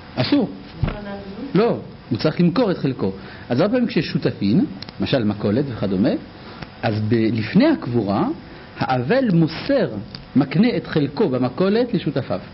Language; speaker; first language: Hebrew; native; Hebrew